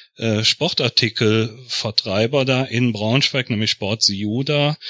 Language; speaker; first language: German; native; German